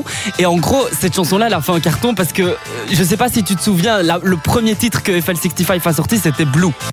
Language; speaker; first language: French; native; French